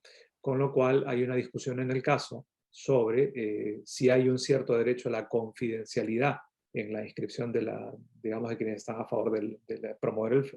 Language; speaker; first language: Spanish; native; Spanish